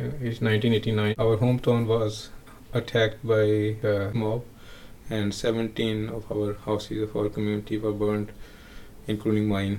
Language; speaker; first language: English; non-native, local second language; Punjabi